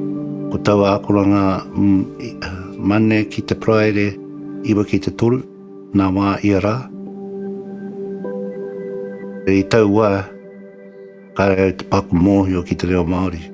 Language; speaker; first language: Māori; non-native, local second language; English